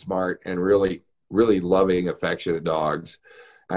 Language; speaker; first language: English; native; English